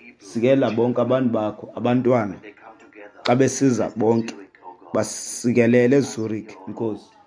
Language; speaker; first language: Xhosa; non-native, local second language; Zulu